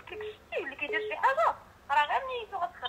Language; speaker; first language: Arabic; native; Arabic